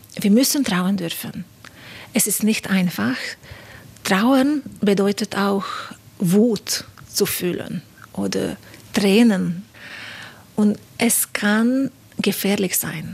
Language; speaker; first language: German; non-native, fluent; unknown